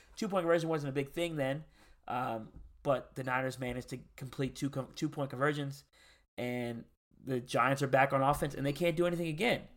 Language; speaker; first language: English; native; English